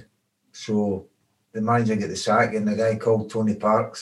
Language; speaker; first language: English; native; English